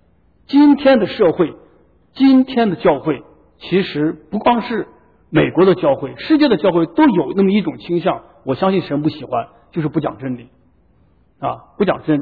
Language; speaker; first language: Chinese; native; Chinese